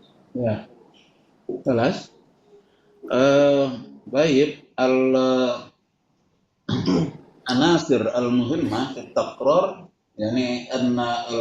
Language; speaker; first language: Arabic; non-native, fluent; Indonesian